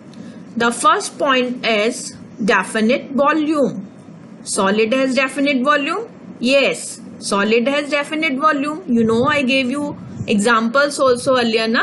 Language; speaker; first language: English; non-native, local second language; Hindi